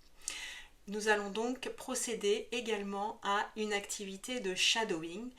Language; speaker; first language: French; native; French